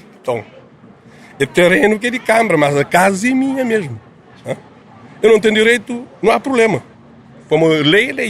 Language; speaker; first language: Portuguese; non-native, local second language; Kabuverdianu